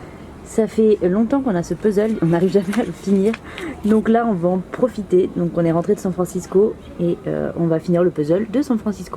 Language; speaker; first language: French; native; French